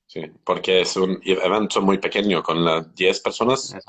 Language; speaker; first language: Spanish; non-native, learner; Turkish